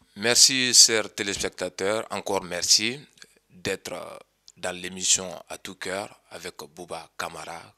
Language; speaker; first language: French; non-native, local second language; Mandingo